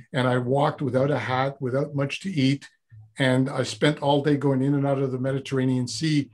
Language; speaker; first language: English; native; English